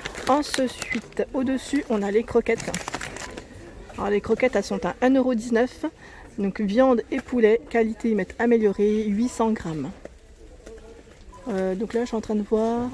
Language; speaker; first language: French; native; French